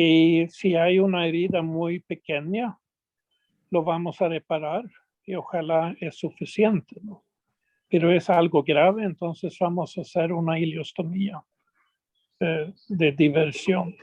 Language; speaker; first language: Spanish; non-native, fluent; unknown